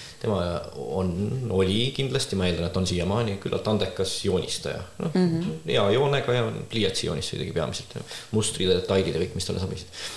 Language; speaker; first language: Estonian; native; Estonian